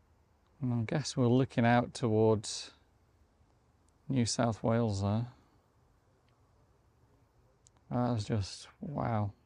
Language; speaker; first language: English; native; English